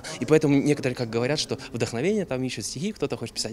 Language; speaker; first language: Russian; native; Russian